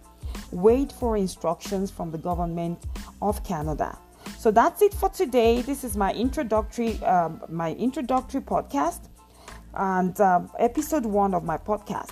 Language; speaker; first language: English; non-native, local second language; Yoruba